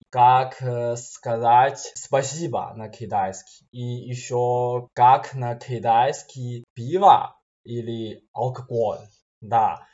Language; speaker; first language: Russian; non-native, learner; Chinese